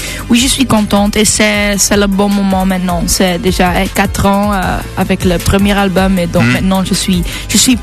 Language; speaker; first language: French; non-native, local second language; Dutch